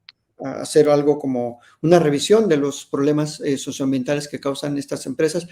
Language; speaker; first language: Spanish; native; Spanish